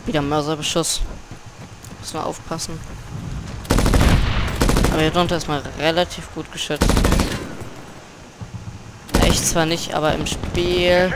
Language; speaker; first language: German; native; German